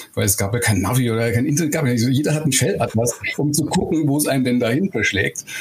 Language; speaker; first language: German; native; German